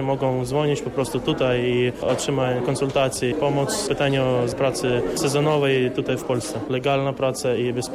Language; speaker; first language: Polish; non-native, fluent; Ukrainian